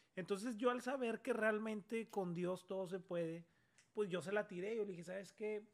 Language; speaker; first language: Spanish; native; Spanish